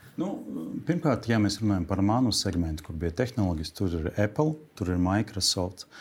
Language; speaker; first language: Latvian; non-native, local second language; Russian